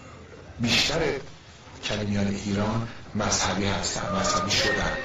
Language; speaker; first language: Persian; native; Persian